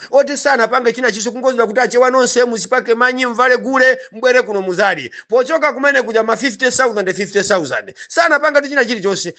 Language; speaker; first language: Nyanja; native; Nyanja